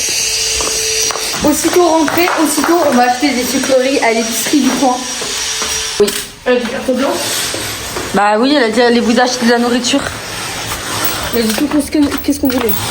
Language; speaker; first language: French; native; French